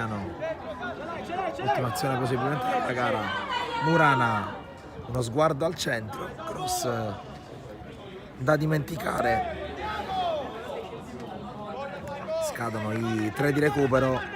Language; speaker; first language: Italian; native; Italian